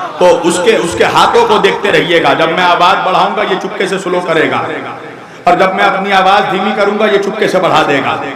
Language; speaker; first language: Urdu; native; Urdu